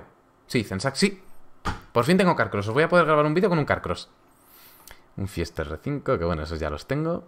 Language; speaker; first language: Spanish; native; Spanish